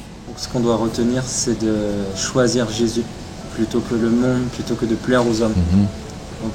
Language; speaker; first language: French; native; French